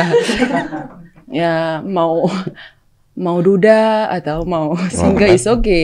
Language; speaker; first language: Indonesian; non-native, fluent; Thai